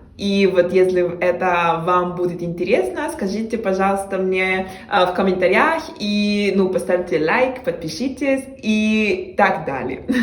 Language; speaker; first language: Russian; non-native, fluent; Spanish